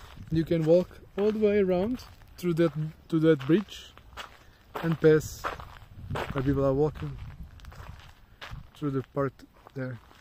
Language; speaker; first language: English; non-native, fluent; Portuguese